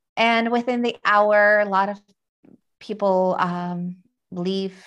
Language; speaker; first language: English; non-native, fluent; Finnish